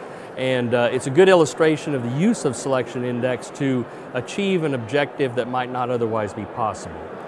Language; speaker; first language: English; native; English